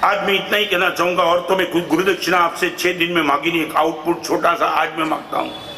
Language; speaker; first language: Hindi; non-native, local second language; Gujarati